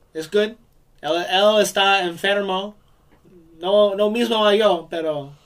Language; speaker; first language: Spanish; non-native, learner; English